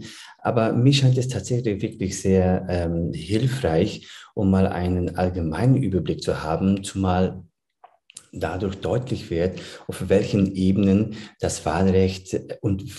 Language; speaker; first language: German; early bilingual, other home language; Turkish